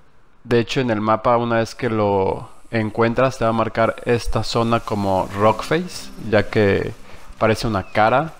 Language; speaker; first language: Spanish; native; Spanish